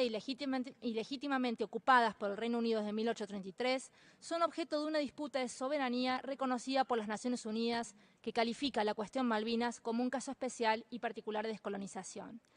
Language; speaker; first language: Spanish; native; Spanish